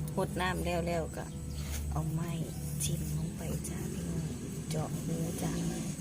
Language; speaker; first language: Thai; native; Thai